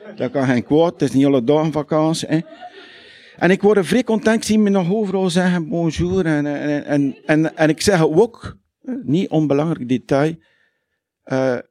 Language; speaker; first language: Dutch; native; Dutch